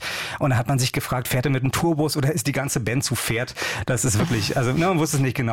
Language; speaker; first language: German; native; German